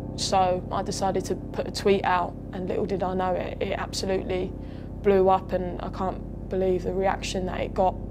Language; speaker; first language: English; native; English